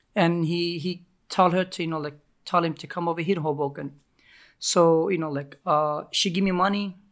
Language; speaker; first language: English; non-native, learner; Turkish